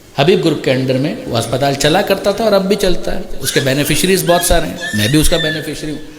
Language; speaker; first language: Urdu; native; Urdu